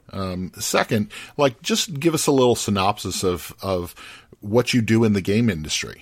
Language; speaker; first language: English; native; English